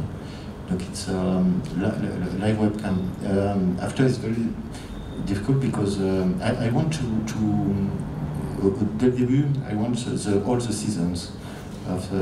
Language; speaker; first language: English; non-native, learner; French